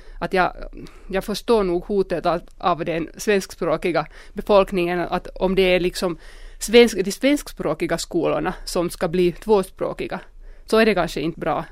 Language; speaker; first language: Swedish; non-native, local second language; Finnish